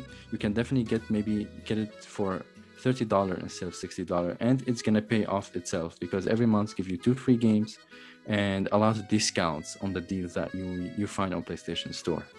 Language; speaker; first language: English; non-native, fluent; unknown